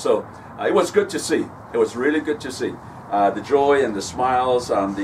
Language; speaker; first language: English; native; English